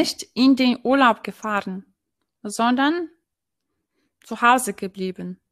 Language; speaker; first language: German; non-native, fluent; Polish